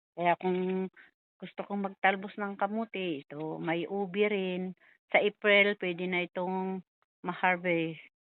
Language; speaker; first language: Filipino; non-native, local second language; Iloko